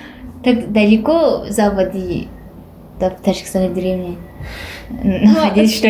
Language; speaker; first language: Russian; non-native, learner; Japanese